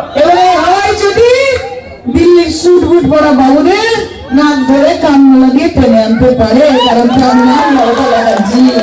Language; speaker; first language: Bangla; native; Bangla